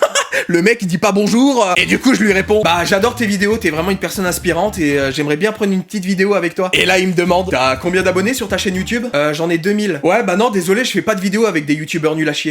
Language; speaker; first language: French; native; French